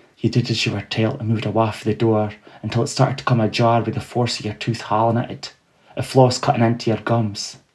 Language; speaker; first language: English; native; English